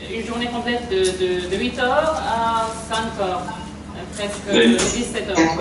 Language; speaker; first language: French; non-native, learner; Arabic